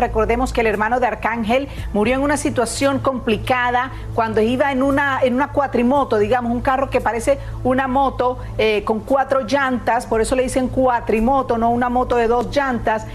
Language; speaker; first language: Spanish; native; Spanish